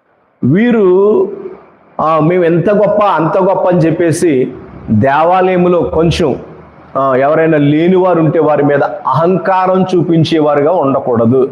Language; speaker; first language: Telugu; native; Telugu